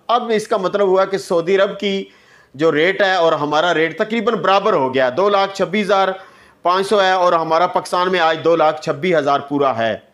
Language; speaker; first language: Urdu; non-native, local second language; Punjabi